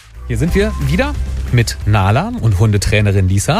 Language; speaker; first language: German; native; German